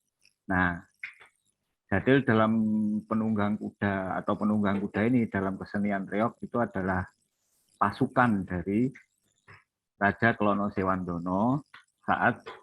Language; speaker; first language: Indonesian; native; Indonesian